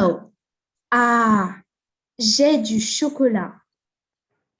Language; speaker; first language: French; non-native, fluent; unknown